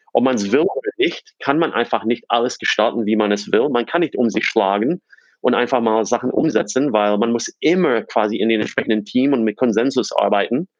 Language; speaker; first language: German; non-native, fluent; English